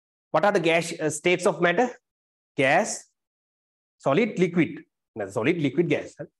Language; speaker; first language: English; non-native, local second language; Sinhala